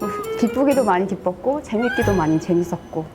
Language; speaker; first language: Korean; native; Korean